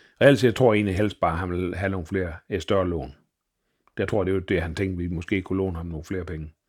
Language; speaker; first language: Danish; native; Danish